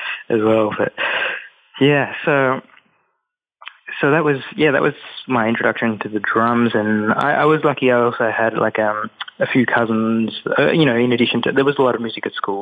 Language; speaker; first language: English; native; English